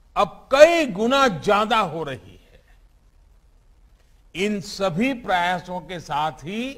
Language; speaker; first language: Hindi; non-native, local second language; Gujarati